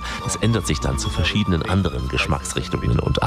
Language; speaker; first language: German; native; German